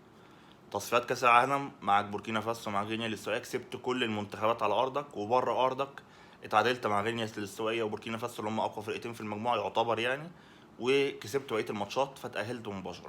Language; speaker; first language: Arabic; native; Arabic